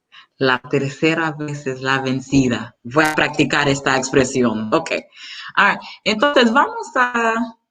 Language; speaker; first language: Spanish; non-native, learner; English